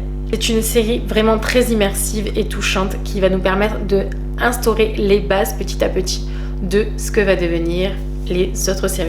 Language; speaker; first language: French; native; French